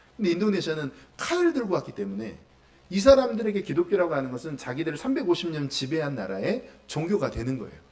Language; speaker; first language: Korean; native; Korean